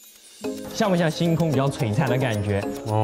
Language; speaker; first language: Chinese; native; Chinese